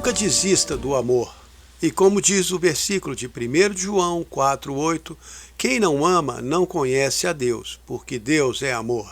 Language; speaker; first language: Portuguese; native; Portuguese